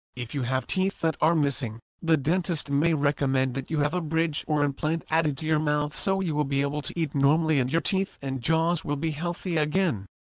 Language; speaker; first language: English; non-native, fluent; Spanish